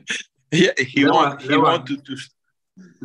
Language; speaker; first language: English; non-native, learner; Italian